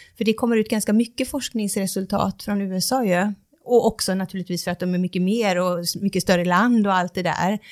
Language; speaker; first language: Swedish; native; Swedish